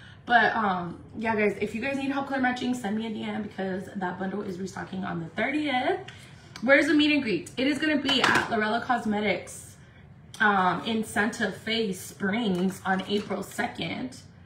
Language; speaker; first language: English; early bilingual, other home language; Spanish